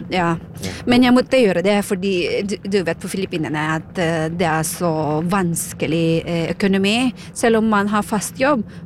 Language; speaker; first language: Norwegian; non-native, fluent; Filipino